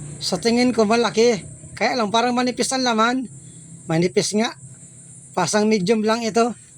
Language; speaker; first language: Filipino; non-native, local second language; Bikol